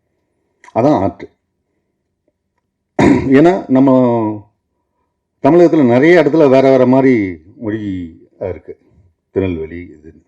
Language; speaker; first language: Tamil; native; Tamil